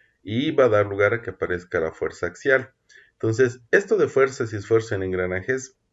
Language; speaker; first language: Spanish; native; Spanish